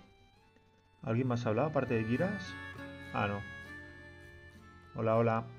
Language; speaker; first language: Spanish; native; Spanish